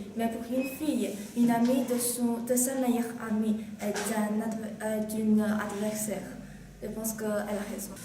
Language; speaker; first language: French; non-native, learner; Chinese